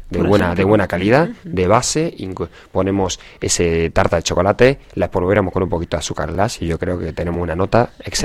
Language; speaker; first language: Spanish; native; Spanish